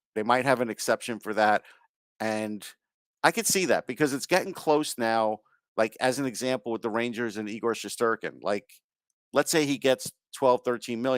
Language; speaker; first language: English; native; English